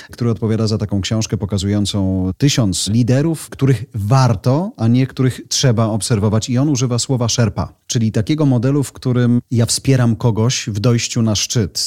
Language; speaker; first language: Polish; native; Polish